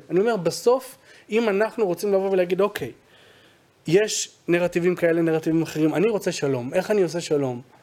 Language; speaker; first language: Hebrew; native; Hebrew